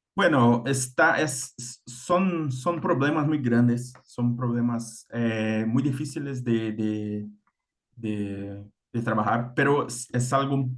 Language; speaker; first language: Spanish; non-native, fluent; Portuguese